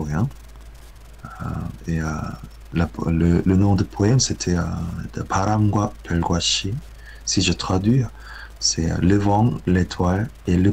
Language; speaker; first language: French; non-native, learner; Korean